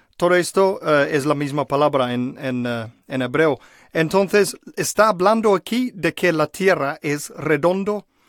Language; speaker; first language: Spanish; non-native, fluent; English